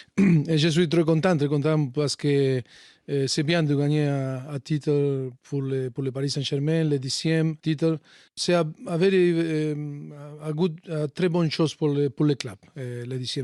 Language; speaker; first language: French; non-native, learner; Spanish